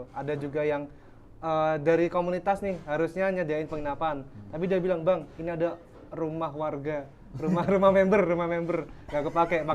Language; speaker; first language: Indonesian; native; Indonesian